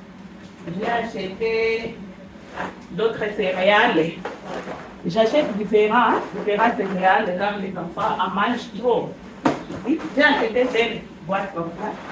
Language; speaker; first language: French; non-native, local second language; Swahili